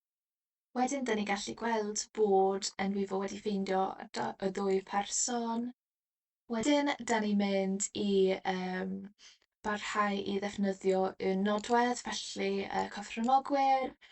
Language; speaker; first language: Welsh; non-native, local second language; English